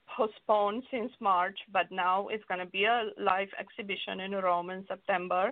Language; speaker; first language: English; non-native, fluent; Romanian